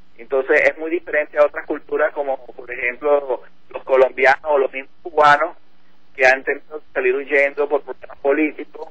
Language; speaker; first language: Spanish; native; Spanish